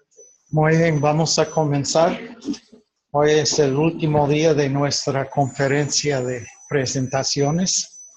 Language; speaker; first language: Spanish; non-native, fluent; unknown